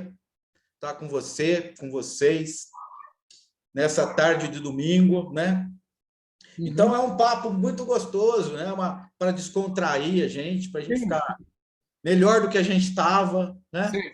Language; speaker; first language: Portuguese; native; Portuguese